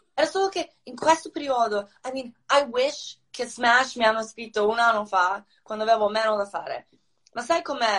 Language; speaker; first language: Italian; non-native, fluent; Croatian